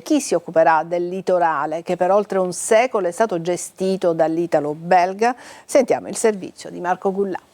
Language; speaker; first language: Italian; native; Italian